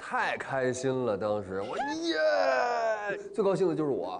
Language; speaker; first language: Chinese; native; Chinese